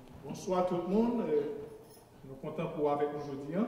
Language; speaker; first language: French; non-native, local second language; Haitian Creole